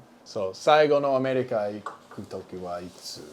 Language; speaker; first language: Japanese; non-native, learner; English